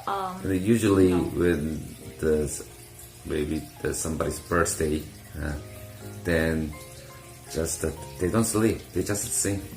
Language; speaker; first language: English; non-native, fluent; Korean